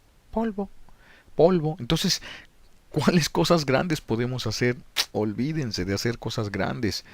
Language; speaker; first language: Spanish; native; Spanish